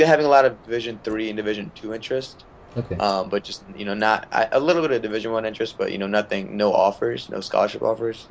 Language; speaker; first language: English; native; English